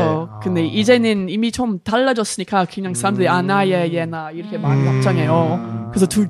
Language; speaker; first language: Korean; non-native, learner; English